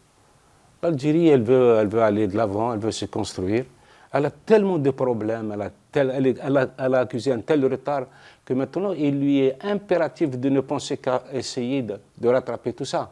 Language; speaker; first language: French; non-native, local second language; Arabic